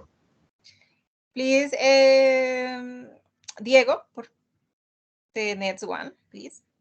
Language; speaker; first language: English; non-native, learner; Spanish